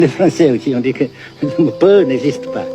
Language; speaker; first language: French; non-native, fluent; Vietnamese